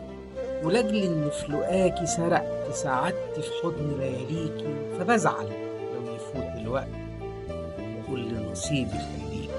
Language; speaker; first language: Arabic; native; Arabic